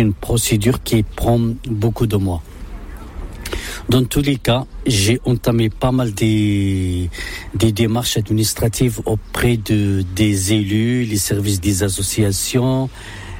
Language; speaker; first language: French; non-native, local second language; Arabic